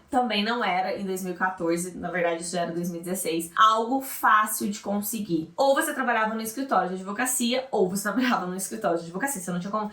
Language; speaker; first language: Portuguese; native; Portuguese